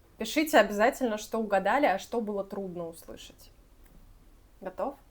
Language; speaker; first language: Russian; native; Russian